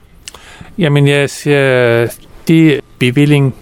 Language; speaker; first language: Danish; non-native, fluent; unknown